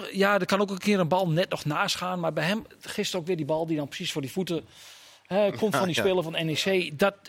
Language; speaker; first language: Dutch; native; Dutch